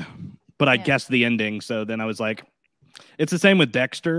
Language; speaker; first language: English; native; English